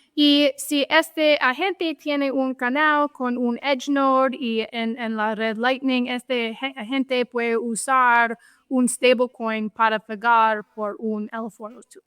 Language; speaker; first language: Spanish; non-native, fluent; English